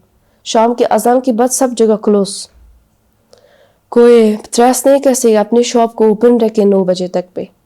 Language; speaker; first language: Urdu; non-native, learner; Persian